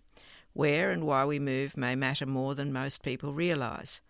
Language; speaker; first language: English; native; English